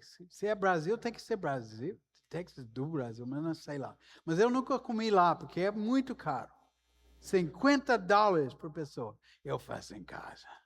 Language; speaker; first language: Portuguese; non-native, fluent; English